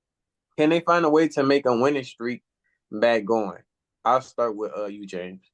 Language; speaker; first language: English; native; English